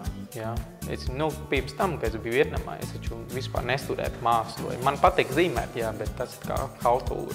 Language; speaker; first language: Latvian; non-native, fluent; Vietnamese